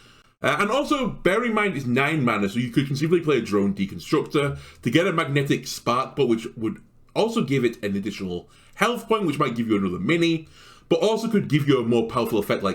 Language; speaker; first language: English; native; English